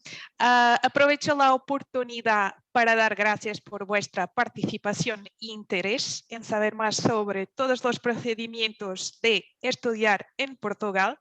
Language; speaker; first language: Spanish; non-native, fluent; Portuguese